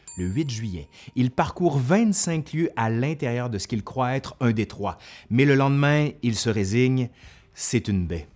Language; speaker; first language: French; native; French